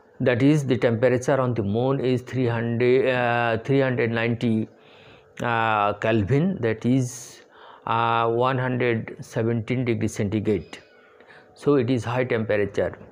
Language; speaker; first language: English; non-native, local second language; Bangla